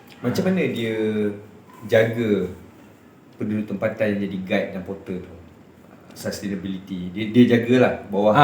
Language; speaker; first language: Malay; native; Malay